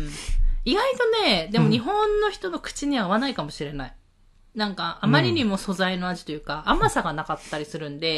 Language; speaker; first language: Japanese; native; Japanese